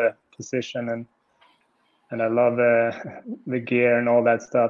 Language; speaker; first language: English; non-native, fluent; Swedish